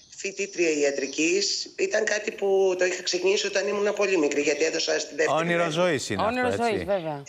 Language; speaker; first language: Greek; native; Greek